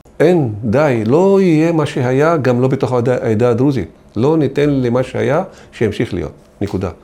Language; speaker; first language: Hebrew; non-native, local second language; Arabic